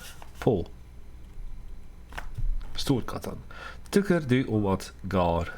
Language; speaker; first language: Swedish; non-native, learner; Dutch